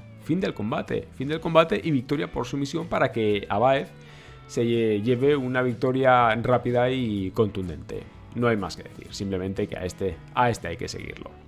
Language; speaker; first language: Spanish; native; Spanish